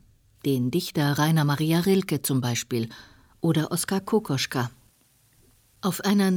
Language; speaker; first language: German; native; German